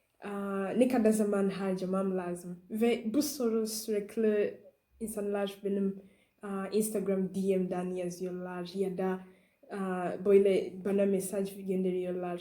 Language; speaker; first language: Turkish; non-native, learner; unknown